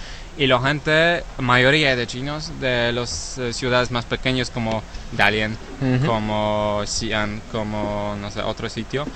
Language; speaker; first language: Spanish; non-native, learner; Polish